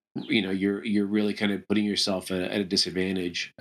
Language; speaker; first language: English; native; English